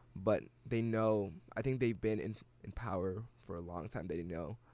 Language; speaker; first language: English; native; English